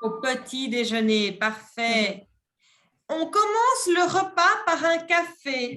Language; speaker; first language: French; non-native, fluent; Spanish